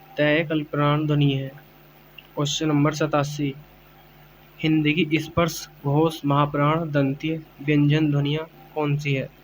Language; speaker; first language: Hindi; native; Hindi